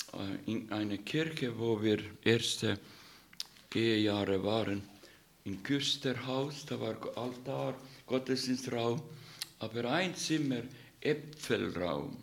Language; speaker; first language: German; non-native, learner; Russian